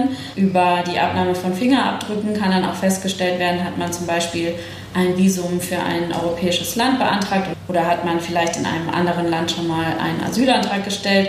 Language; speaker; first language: German; native; German